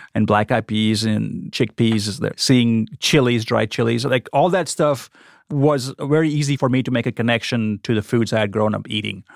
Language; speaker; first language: English; non-native, local second language; Gujarati